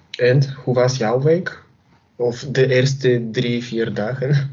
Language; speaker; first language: Dutch; non-native, learner; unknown